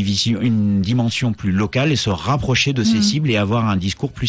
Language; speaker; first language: French; native; French